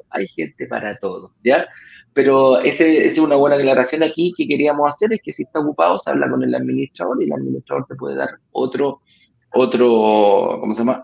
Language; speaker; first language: Spanish; native; Spanish